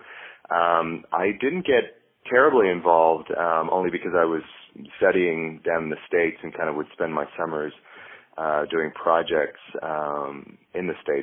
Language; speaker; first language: English; native; English